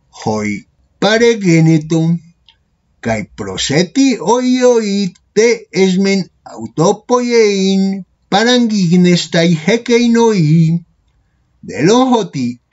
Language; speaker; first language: Greek; non-native, learner; Spanish